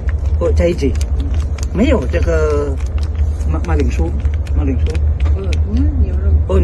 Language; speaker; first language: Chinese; non-native, learner; Indonesian